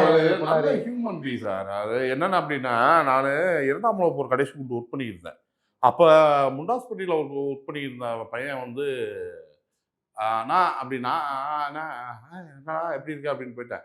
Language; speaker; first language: Tamil; native; Tamil